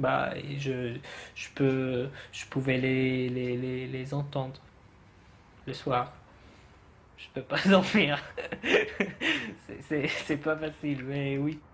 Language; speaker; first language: French; non-native, fluent; Arabic